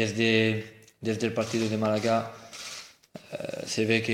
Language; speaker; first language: Spanish; non-native, fluent; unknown